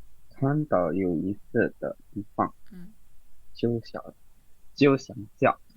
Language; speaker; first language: Chinese; non-native, learner; Indonesian